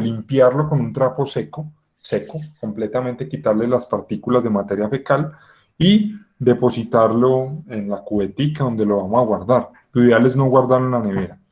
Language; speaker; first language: Spanish; native; Spanish